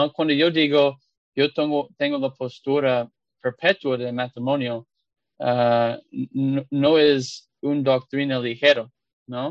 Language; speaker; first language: Spanish; non-native, fluent; English